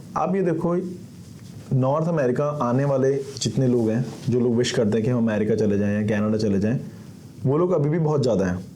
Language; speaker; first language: Hindi; native; Hindi